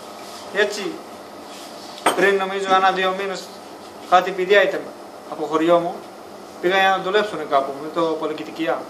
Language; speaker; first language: Greek; non-native, learner; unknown